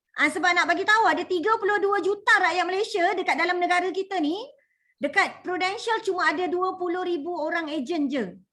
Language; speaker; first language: Malay; native; Malay